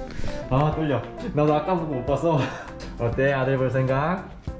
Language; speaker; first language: Korean; native; Korean